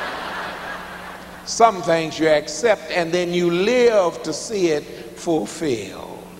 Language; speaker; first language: English; native; English